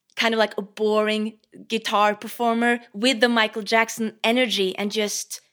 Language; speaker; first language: English; non-native, fluent; Norwegian